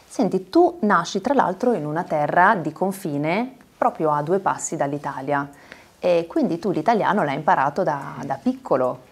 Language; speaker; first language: Italian; native; Italian